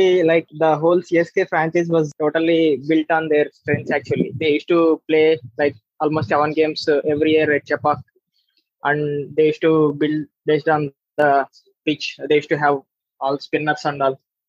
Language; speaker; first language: English; non-native, local second language; Telugu